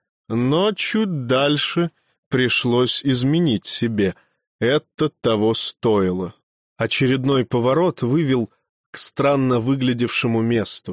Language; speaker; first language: Russian; native; Russian